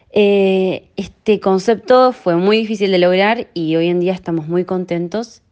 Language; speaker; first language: Spanish; native; Spanish